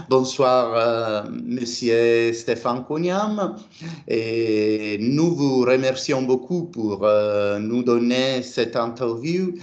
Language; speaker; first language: French; non-native, fluent; Italian